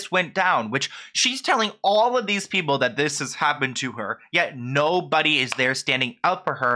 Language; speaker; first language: English; native; English